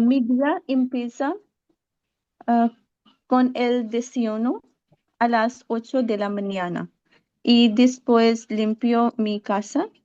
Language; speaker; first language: Spanish; non-native, learner; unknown